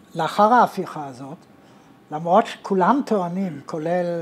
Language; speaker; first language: Hebrew; native; Hebrew